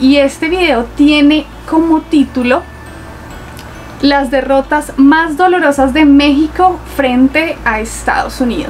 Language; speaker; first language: Spanish; native; Spanish